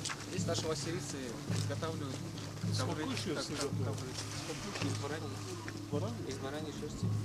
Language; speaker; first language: Russian; non-native, local second language; Kyrgyz